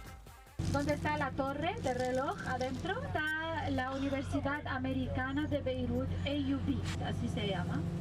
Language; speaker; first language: Spanish; non-native, fluent; Arabic